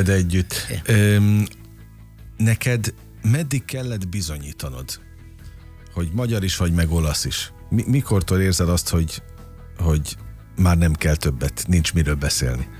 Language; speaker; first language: Hungarian; native; Hungarian